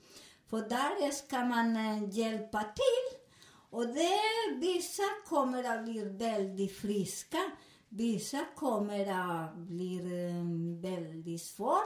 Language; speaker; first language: Swedish; non-native, fluent; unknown